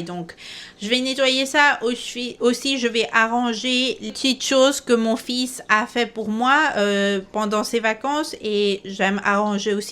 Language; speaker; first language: French; non-native, fluent; Spanish